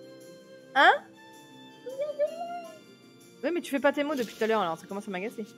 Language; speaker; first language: French; native; French